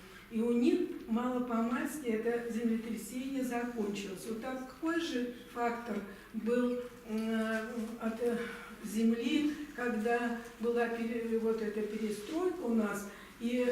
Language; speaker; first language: Russian; native; Russian